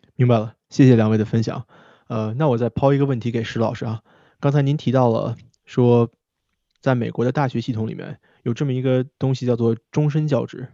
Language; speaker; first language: Chinese; native; Chinese